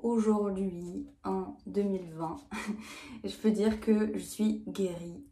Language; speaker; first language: French; native; French